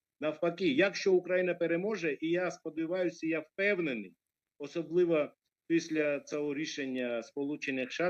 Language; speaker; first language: Ukrainian; non-native, fluent; Georgian